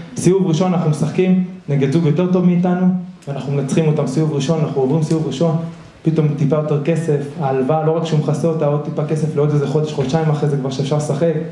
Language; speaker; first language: Hebrew; early bilingual, other home language; Spanish